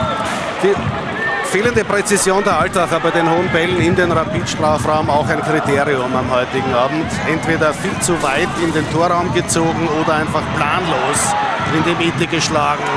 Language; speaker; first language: German; native; German